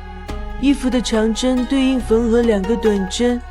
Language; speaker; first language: Chinese; native; Chinese